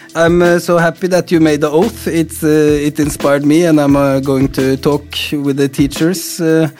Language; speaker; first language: English; non-native, fluent; Norwegian